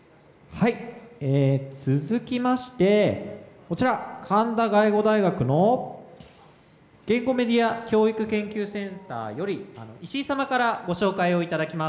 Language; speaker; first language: Japanese; native; Japanese